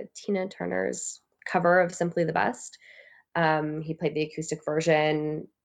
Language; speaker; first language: English; native; English